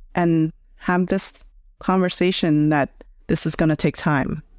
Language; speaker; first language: English; native; English